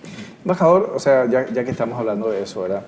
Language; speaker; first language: Spanish; native; Spanish